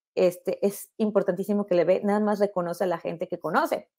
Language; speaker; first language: Spanish; native; Spanish